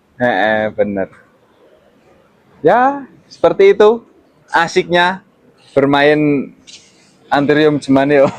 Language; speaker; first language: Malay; non-native, local second language; Javanese